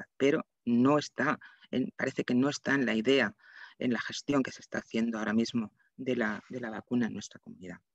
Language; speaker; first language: Spanish; native; Spanish